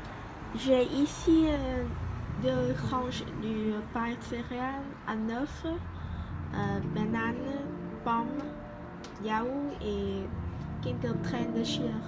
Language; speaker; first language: French; non-native, learner; Vietnamese